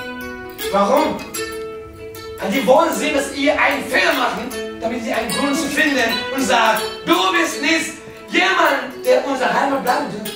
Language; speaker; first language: German; non-native, learner; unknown